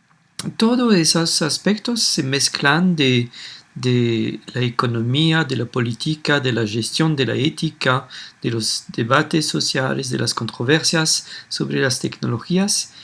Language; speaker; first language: Spanish; non-native, fluent; French